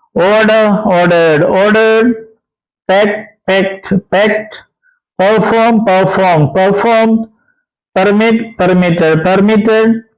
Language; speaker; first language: English; non-native, local second language; Malayalam